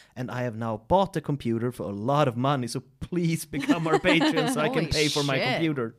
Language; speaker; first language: English; non-native, fluent; Swedish